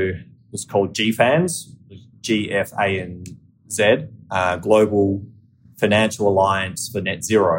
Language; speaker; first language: English; native; English